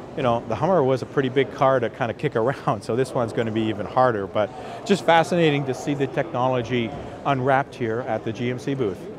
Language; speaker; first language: English; native; English